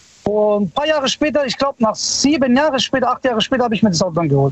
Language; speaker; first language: German; early bilingual, other home language; Italian